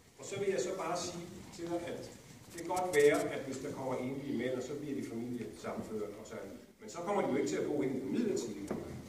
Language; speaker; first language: Danish; native; Danish